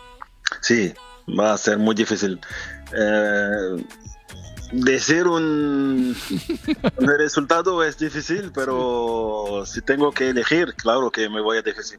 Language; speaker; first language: Spanish; non-native, fluent; French